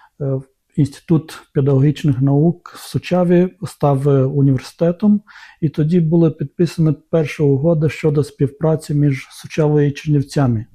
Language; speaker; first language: Ukrainian; non-native, local second language; Romanian